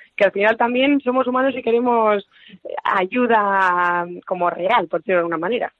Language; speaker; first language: Spanish; native; Spanish